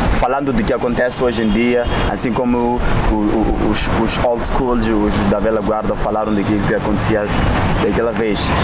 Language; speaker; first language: Portuguese; non-native, local second language; Tsonga